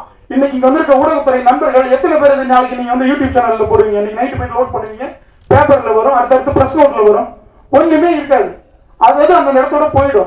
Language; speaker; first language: Tamil; native; Tamil